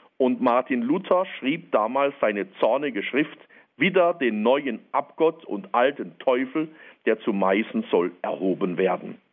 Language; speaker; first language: German; native; German